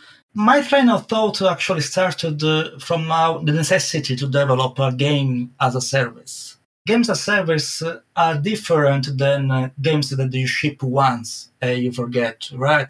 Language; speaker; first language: English; non-native, fluent; Italian